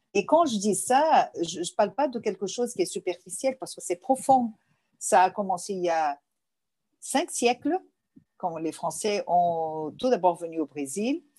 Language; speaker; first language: French; non-native, fluent; Portuguese